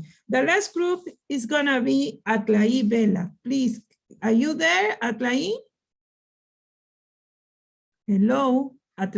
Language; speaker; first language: English; non-native, learner; Spanish